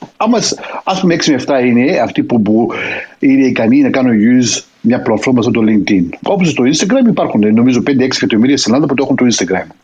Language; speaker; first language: Greek; early bilingual, heritage; Greek